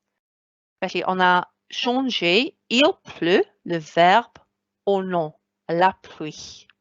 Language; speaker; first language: French; non-native, fluent; Welsh